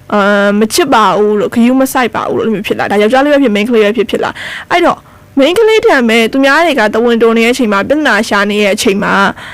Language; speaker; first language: Burmese; native; Burmese